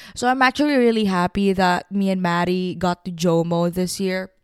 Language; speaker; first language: English; non-native, local second language; Filipino